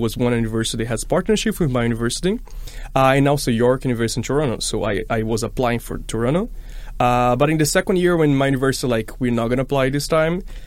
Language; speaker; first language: English; non-native, fluent; Portuguese